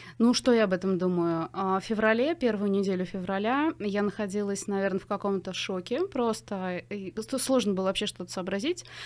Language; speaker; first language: Russian; native; Russian